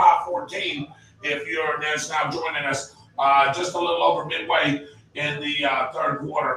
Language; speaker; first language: English; native; English